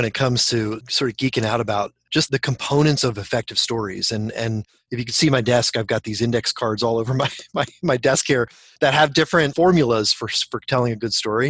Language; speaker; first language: English; native; English